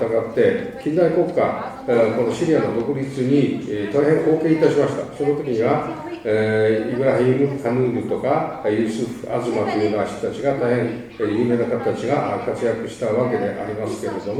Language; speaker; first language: Japanese; native; Japanese